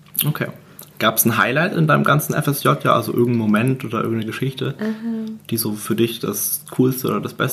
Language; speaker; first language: German; native; German